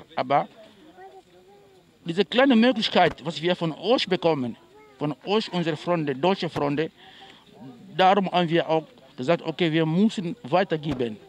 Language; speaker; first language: German; non-native, fluent; Portuguese